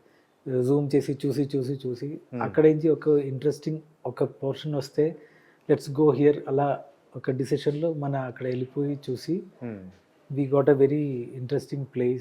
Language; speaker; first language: Telugu; non-native, learner; Malayalam